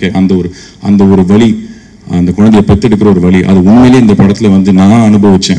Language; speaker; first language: Tamil; native; Tamil